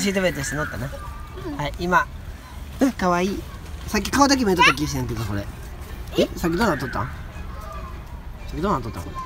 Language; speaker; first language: Japanese; native; Japanese